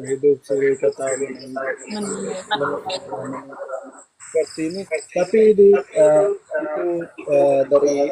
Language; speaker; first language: Indonesian; non-native, learner; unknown